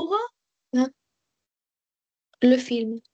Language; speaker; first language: French; non-native, learner; Arabic